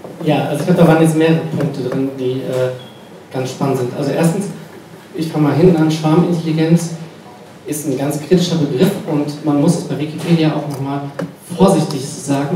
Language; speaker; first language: German; native; German